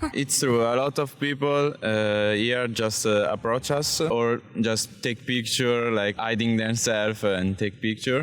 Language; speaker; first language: English; non-native, fluent; Italian